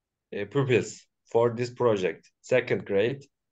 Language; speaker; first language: English; non-native, learner; Turkish